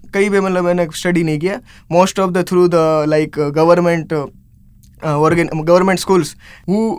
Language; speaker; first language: Hindi; non-native, local second language; Gujarati